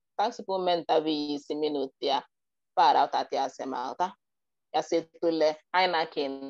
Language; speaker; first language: Finnish; non-native, learner; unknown